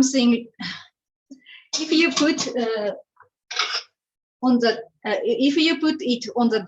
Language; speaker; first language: English; non-native, learner; Japanese